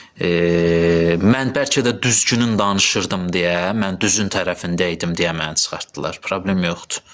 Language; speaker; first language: Azerbaijani; native; Azerbaijani